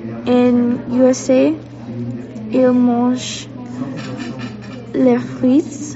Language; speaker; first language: French; non-native, learner; English